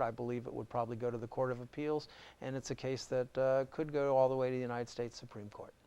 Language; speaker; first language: English; native; English